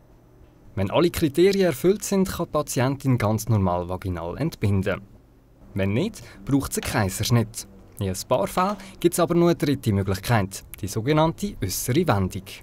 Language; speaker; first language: German; native; German